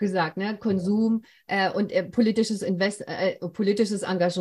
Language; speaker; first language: German; native; German